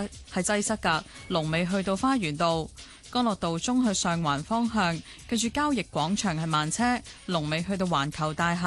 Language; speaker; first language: Cantonese; native; Cantonese